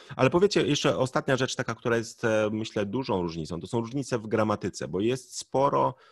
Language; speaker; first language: Polish; native; Polish